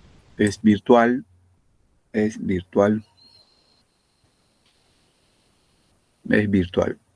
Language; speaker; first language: Spanish; native; Spanish